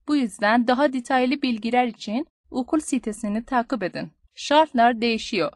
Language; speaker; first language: Turkish; non-native, fluent; Persian